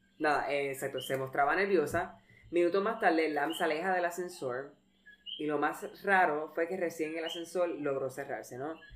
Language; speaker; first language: Spanish; early bilingual, heritage; Spanish